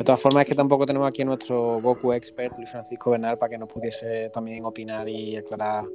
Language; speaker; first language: Spanish; native; Spanish